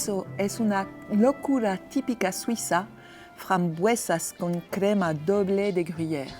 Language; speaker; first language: Spanish; non-native, fluent; French